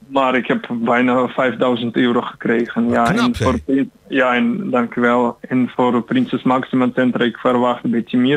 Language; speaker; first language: Dutch; non-native, learner; Ukrainian